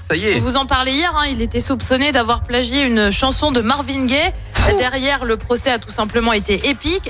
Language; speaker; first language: French; native; French